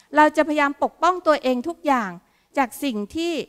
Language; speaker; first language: Thai; native; Thai